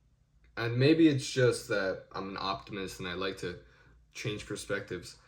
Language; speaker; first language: English; native; English